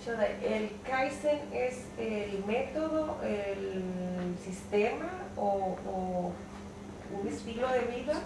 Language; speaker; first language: Spanish; native; Spanish